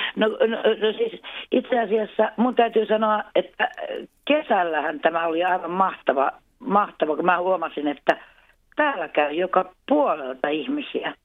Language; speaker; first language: Finnish; non-native, local second language; Swedish